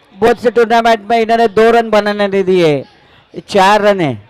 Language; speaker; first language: Hindi; non-native, local second language; Marathi